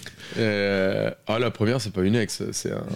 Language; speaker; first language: French; non-native, fluent; Spanish